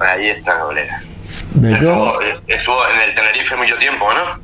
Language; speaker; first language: Spanish; native; Spanish